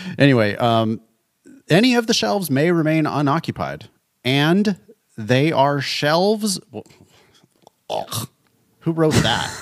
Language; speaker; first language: English; native; English